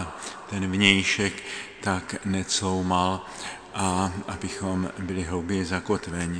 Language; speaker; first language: Czech; native; Czech